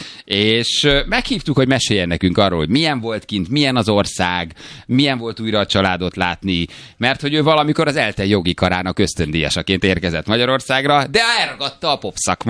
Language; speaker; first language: Hungarian; native; Hungarian